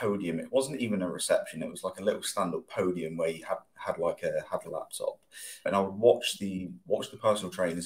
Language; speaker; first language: English; native; English